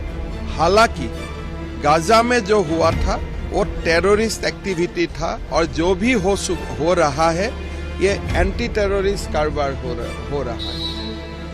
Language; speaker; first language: Hindi; non-native, local second language; Assamese